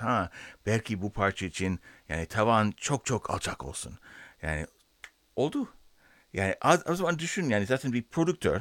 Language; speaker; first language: Turkish; non-native, learner; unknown